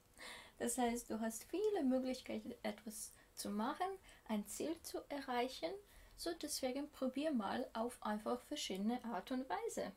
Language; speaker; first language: German; non-native, fluent; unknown